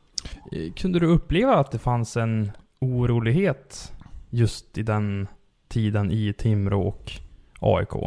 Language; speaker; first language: Swedish; native; Swedish